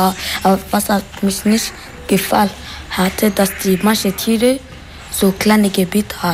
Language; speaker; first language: German; non-native, learner; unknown